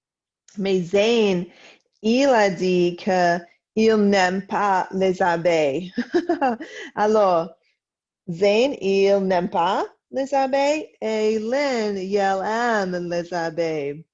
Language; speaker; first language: French; non-native, fluent; English